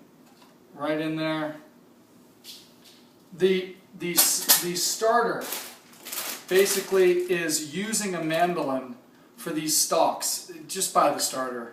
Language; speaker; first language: English; native; English